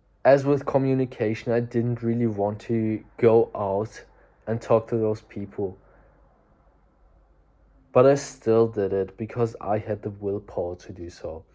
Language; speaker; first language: English; non-native, fluent; German